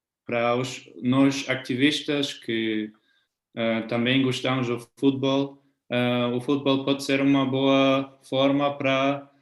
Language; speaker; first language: Portuguese; non-native, fluent; German